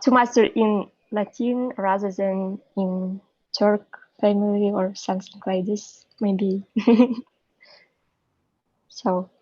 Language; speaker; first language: English; non-native, learner; Russian